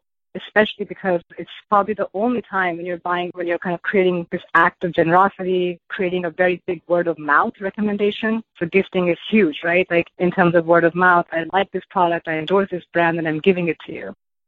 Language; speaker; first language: English; non-native, local second language; Hindi